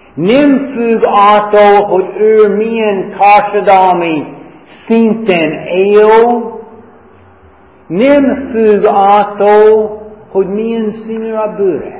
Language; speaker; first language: Hungarian; non-native, fluent; English